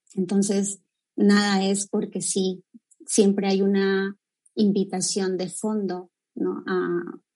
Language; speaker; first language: Spanish; native; Spanish